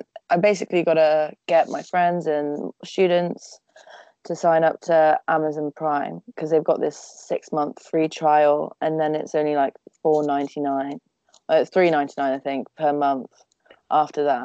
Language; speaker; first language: English; native; English